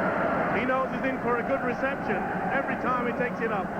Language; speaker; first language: English; native; English